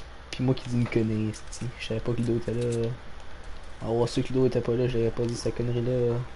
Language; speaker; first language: French; native; French